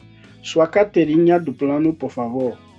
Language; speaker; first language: Portuguese; non-native, fluent; Haitian Creole